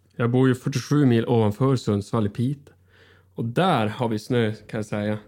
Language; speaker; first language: Swedish; native; Swedish